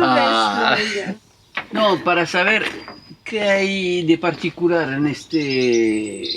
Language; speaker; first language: Spanish; non-native, learner; French